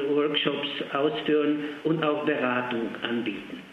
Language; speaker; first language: German; non-native, fluent; Polish